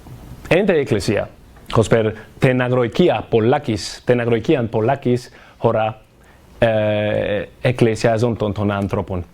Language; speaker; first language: Greek; non-native, fluent; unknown